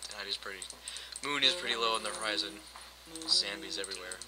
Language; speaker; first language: English; native; English